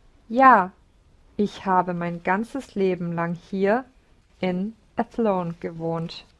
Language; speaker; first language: German; non-native, learner; English